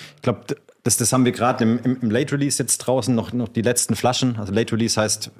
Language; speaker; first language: German; native; German